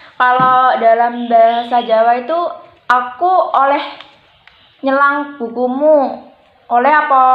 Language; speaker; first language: Indonesian; non-native, local second language; Javanese